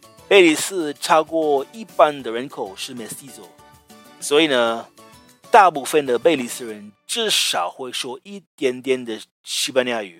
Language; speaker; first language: Chinese; non-native, fluent; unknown